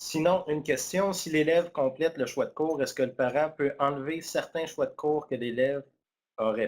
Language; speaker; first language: French; native; French